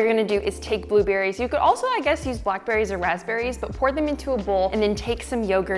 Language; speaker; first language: English; native; English